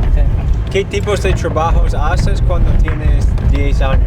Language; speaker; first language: Spanish; non-native, learner; English